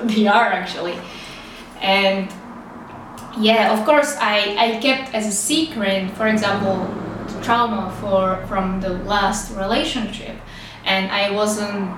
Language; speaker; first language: English; non-native, fluent; Czech